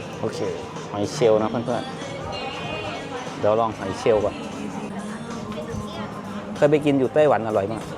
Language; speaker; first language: Thai; native; Thai